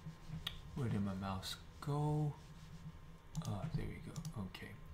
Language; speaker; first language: English; native; English